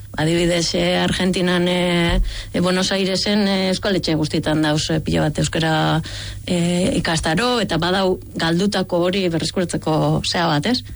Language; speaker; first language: Basque; native; Basque